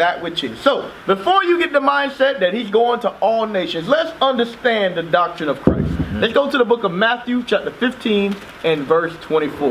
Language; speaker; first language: English; native; English